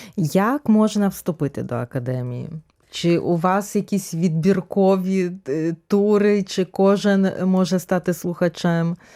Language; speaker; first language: Ukrainian; native; Ukrainian